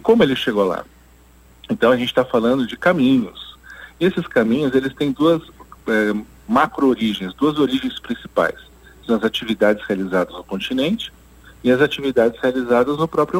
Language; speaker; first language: Portuguese; native; Portuguese